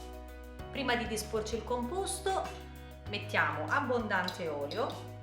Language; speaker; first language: Italian; native; Italian